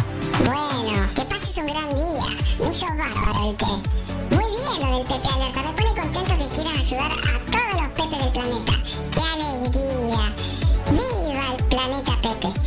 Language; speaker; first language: Spanish; native; Spanish